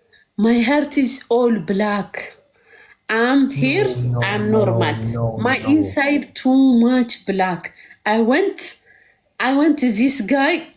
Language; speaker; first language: English; non-native, learner; Amharic